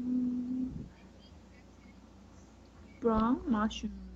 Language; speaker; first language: English; non-native, learner; Chinese